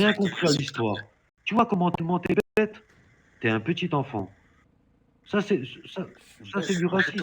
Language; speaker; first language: French; native; French